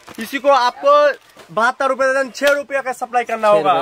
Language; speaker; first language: Hindi; non-native, local second language; Bangla